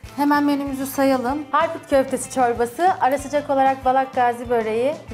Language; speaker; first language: Turkish; native; Turkish